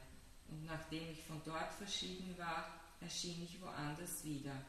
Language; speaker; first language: German; native; German